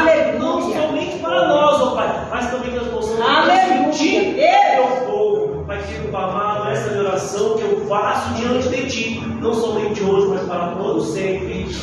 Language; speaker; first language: Portuguese; native; Portuguese